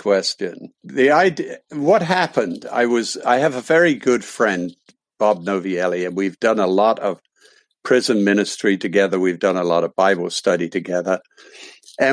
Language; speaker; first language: English; native; English